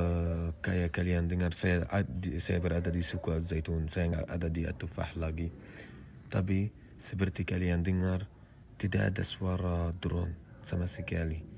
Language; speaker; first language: Indonesian; non-native, fluent; Arabic